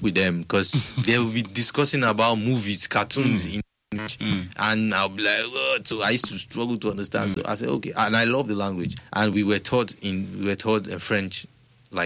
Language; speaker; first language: English; non-native, local second language; Igbo